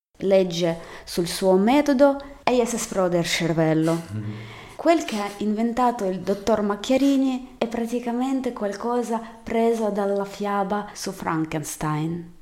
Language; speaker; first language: Italian; non-native, fluent; Russian